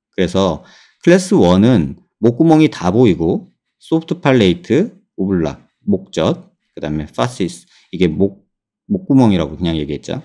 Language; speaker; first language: Korean; native; Korean